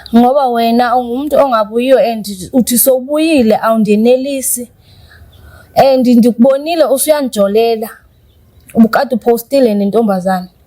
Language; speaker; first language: Zulu; non-native, local second language; Xhosa